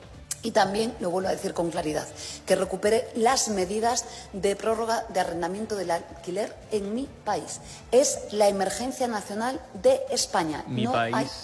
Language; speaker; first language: Spanish; native; Spanish